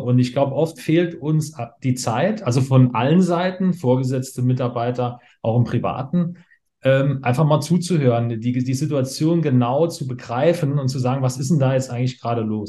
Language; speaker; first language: German; native; German